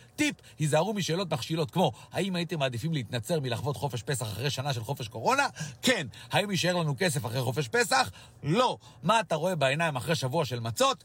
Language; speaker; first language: Hebrew; native; Hebrew